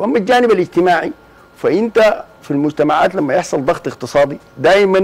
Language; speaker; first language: Arabic; native; Arabic